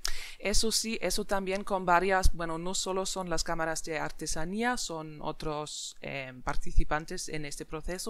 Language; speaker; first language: Spanish; non-native, fluent; German